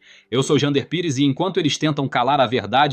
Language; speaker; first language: Portuguese; native; Portuguese